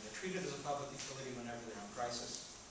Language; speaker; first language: English; native; English